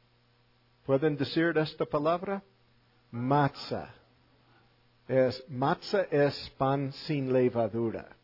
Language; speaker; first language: Spanish; non-native, fluent; English